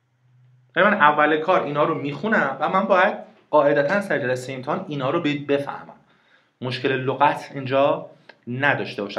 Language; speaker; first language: Persian; native; Persian